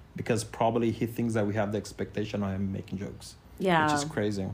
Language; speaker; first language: English; non-native, fluent; Portuguese